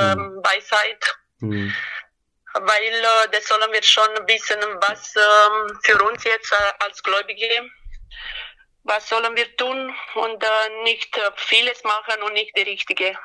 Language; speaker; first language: German; non-native, learner; Romanian